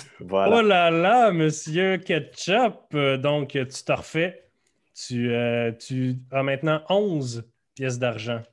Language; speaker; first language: French; native; French